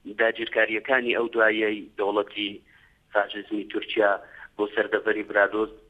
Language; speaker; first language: Central Kurdish; native; Central Kurdish